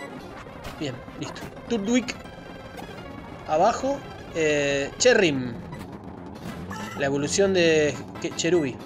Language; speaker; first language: Spanish; native; Spanish